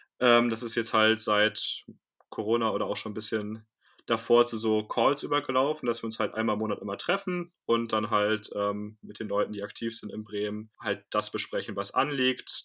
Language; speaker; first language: German; native; German